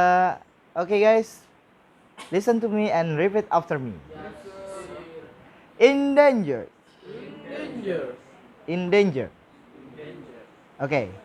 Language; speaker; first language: English; non-native, learner; Indonesian